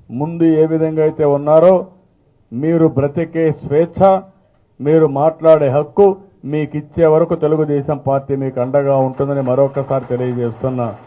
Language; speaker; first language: Telugu; native; Telugu